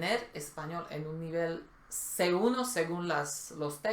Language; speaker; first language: Spanish; non-native, fluent; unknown